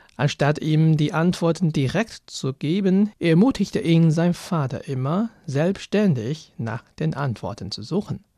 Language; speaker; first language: German; non-native, fluent; Chinese